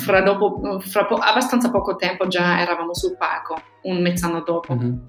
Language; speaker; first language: Italian; non-native, fluent; German